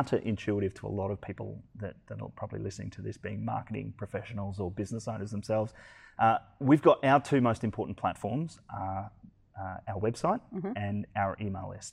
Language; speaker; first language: English; native; English